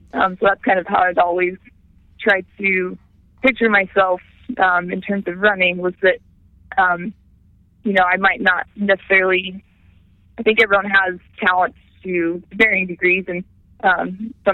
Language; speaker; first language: English; native; English